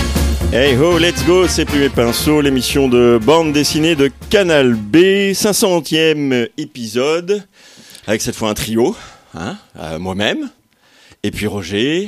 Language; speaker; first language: French; native; French